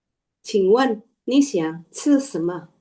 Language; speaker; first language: Chinese; non-native, learner; Indonesian